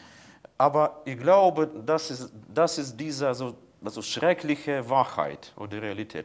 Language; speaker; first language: German; non-native, fluent; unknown